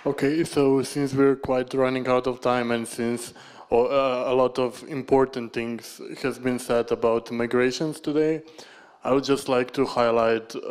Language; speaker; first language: English; non-native, fluent; Slovenian